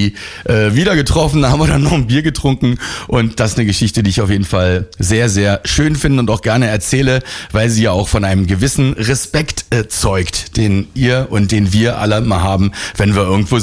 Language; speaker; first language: German; native; German